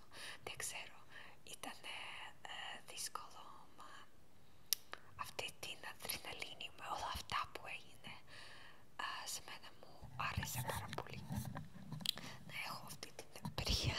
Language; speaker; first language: Greek; non-native, learner; Ukrainian